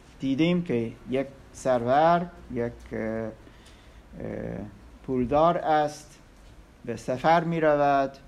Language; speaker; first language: Persian; non-native, learner; English